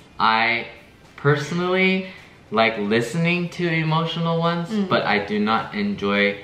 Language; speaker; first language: English; early bilingual, other home language; Chinese